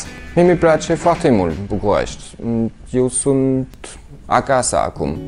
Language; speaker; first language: Romanian; non-native, learner; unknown